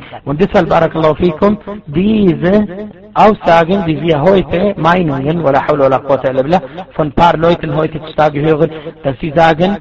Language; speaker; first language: German; non-native, fluent; Arabic